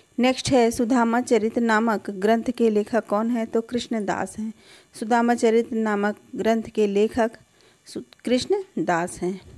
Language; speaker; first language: Hindi; native; Hindi